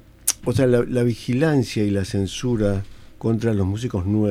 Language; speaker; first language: Spanish; native; Spanish